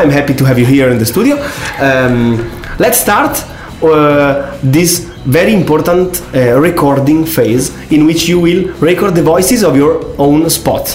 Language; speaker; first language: English; non-native, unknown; Italian